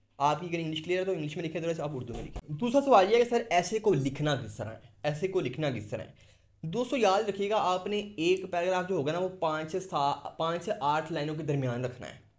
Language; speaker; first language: Urdu; non-native, local second language; Punjabi